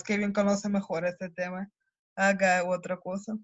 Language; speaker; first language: Spanish; non-native, learner; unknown